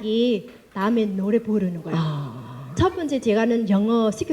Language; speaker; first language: Korean; non-native, learner; Vietnamese